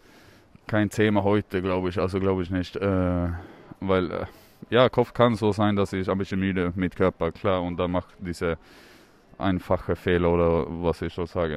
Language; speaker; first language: German; non-native, learner; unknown